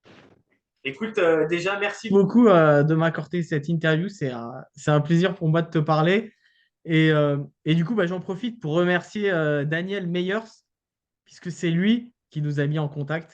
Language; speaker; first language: French; native; French